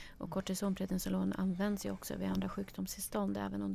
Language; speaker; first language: Swedish; native; Swedish